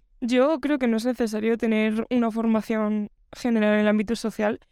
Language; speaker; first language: Spanish; native; Spanish